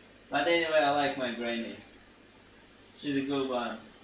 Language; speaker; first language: English; non-native, learner; Russian